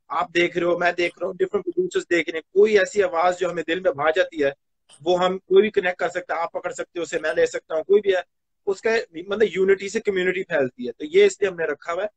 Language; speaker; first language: Hindi; early bilingual, other home language; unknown